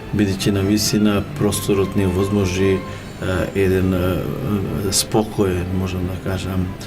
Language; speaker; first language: Macedonian; non-native, local second language; Romany